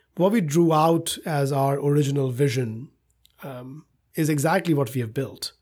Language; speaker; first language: English; non-native, local second language; Hindi